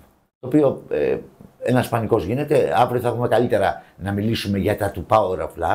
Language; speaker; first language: Greek; native; Greek